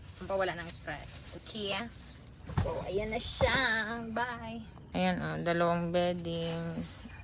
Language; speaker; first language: Filipino; native; Filipino